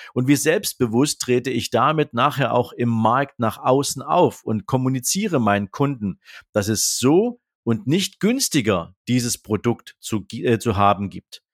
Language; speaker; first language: German; native; German